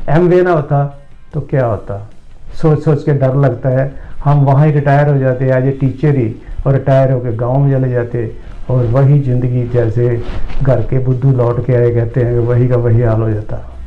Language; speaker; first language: Hindi; non-native, local second language; Punjabi